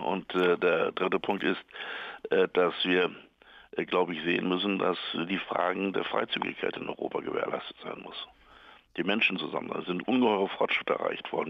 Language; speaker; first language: German; native; German